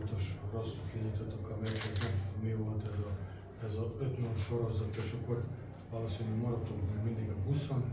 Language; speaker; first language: Hungarian; non-native, fluent; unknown